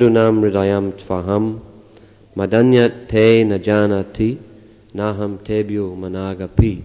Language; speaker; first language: Russian; non-native, fluent; English